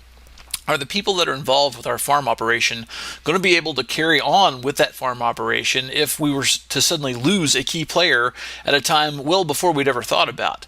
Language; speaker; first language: English; native; English